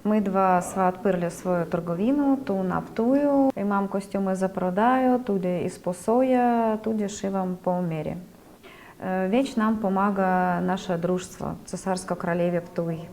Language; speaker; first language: Slovenian; non-native, learner; Russian